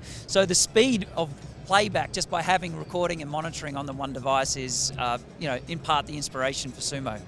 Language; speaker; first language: English; native; English